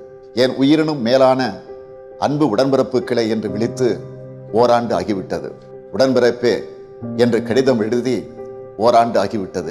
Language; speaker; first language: Tamil; native; Tamil